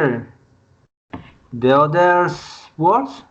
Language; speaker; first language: English; non-native, learner; Spanish